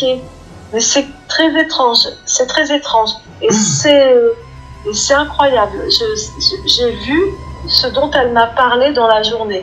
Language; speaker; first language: French; native; French